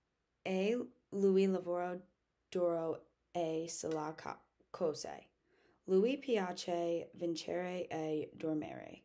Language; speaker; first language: Italian; non-native, learner; English